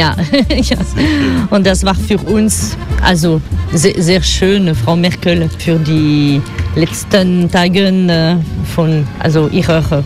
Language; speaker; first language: German; non-native, fluent; French